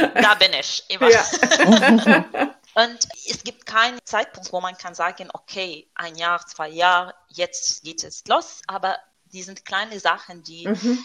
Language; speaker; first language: German; non-native, fluent; Arabic